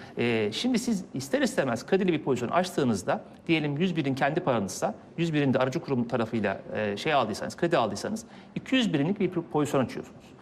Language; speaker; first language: Turkish; native; Turkish